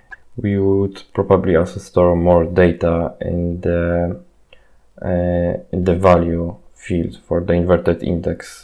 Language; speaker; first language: English; non-native, fluent; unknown